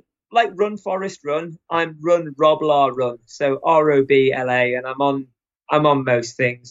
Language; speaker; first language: English; native; English